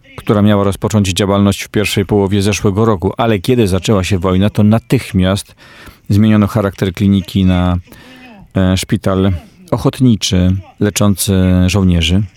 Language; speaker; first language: Polish; native; Polish